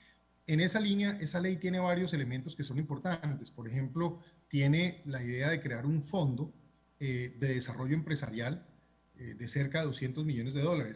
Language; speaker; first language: Spanish; native; Spanish